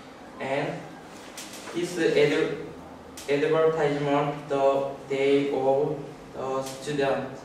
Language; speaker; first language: English; non-native, learner; Korean